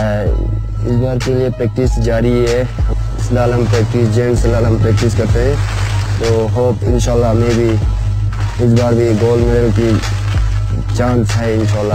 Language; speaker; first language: Hindi; non-native, local second language; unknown